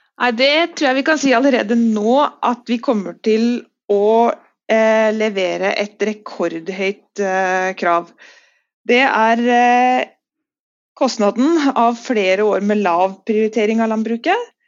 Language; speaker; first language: Norwegian; native; Norwegian